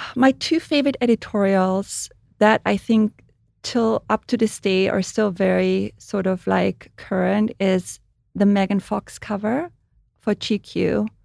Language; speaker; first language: English; non-native, fluent; German